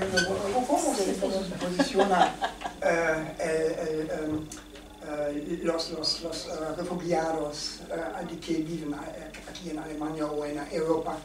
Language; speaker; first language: Spanish; non-native, learner; German